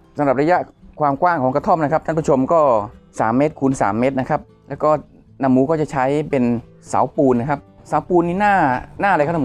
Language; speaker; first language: Thai; native; Thai